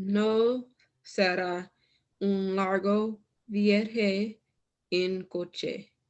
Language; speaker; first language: Spanish; non-native, learner; English